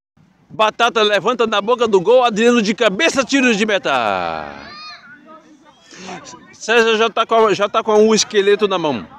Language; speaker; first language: Portuguese; native; Portuguese